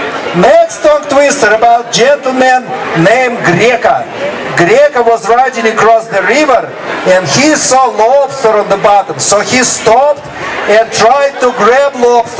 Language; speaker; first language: English; non-native, fluent; Russian